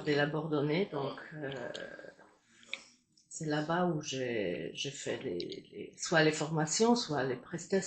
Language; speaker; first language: French; non-native, fluent; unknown